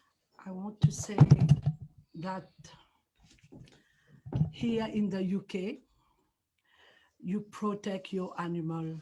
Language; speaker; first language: English; non-native, learner; Morisyen